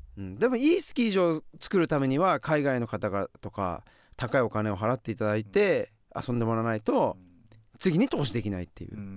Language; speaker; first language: Japanese; native; Japanese